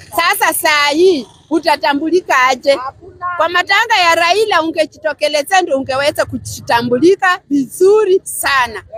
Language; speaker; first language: Swahili; non-native, local second language; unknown